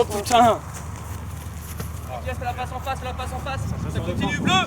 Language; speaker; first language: French; native; French